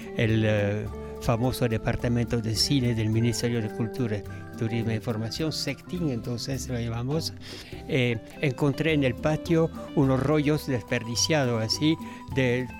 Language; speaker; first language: Spanish; non-native, fluent; French